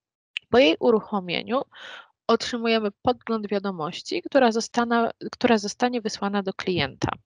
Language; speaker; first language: Polish; native; Polish